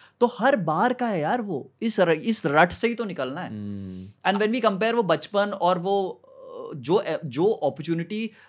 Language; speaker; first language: Hindi; native; Hindi